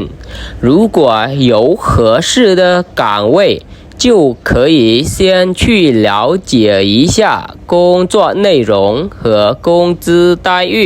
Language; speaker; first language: Chinese; non-native, fluent; Khmer